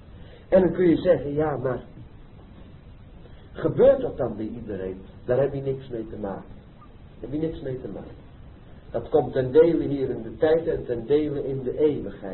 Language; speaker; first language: Dutch; native; Dutch